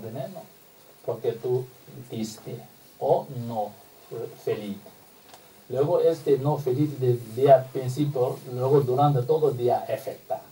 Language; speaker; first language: Spanish; non-native, learner; Tibetan